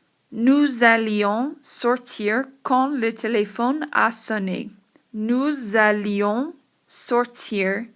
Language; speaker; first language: French; non-native, fluent; English